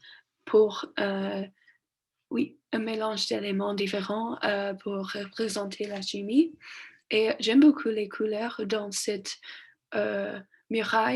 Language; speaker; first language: French; non-native, learner; English